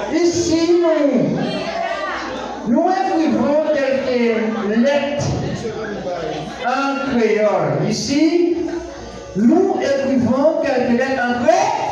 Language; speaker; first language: French; non-native, local second language; Haitian Creole